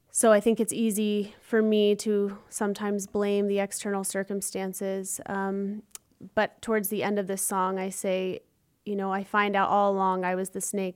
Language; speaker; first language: English; native; English